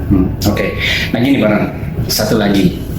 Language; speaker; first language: Indonesian; native; Indonesian